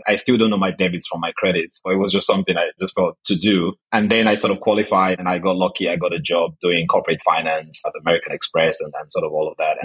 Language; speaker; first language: English; non-native, local second language; Yoruba